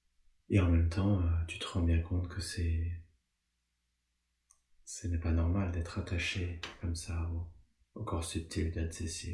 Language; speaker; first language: French; native; French